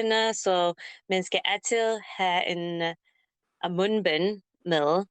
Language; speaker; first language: Danish; non-native, learner; English